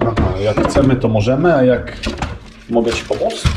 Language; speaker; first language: Polish; native; Polish